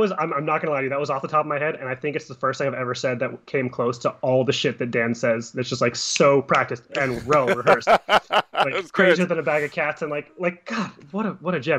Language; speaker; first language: English; native; English